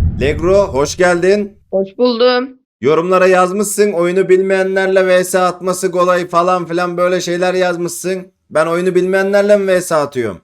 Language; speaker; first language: Turkish; native; Turkish